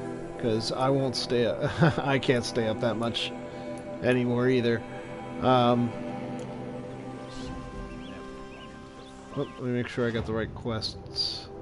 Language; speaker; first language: English; native; English